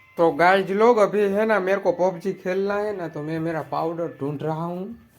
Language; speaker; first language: Hindi; non-native, local second language; Gujarati